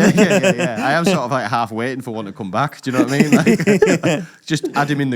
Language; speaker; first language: English; native; English